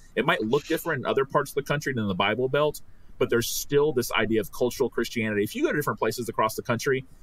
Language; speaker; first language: English; native; English